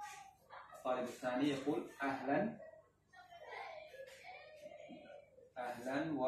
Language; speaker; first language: Arabic; non-native, fluent; Khmer